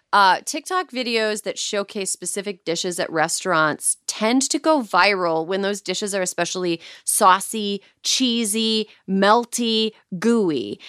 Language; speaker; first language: English; native; English